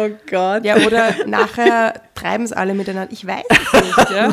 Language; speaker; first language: German; native; German